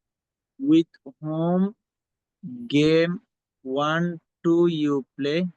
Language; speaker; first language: English; non-native, learner; Bangla